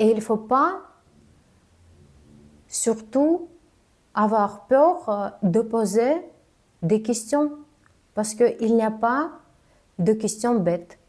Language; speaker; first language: French; non-native, fluent; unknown